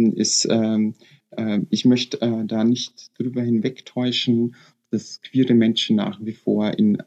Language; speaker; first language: German; native; German